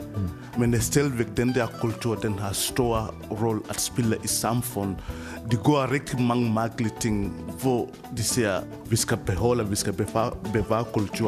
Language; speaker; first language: Danish; non-native, fluent; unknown